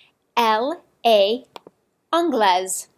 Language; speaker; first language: French; non-native, fluent; English